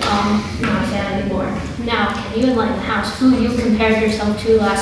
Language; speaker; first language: English; native; English